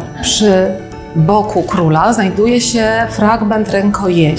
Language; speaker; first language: Polish; native; Polish